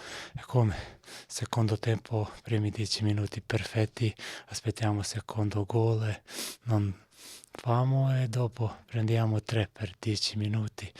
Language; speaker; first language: Italian; non-native, learner; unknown